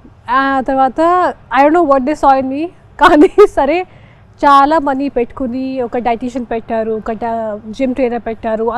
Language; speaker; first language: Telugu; non-native, fluent; Hindi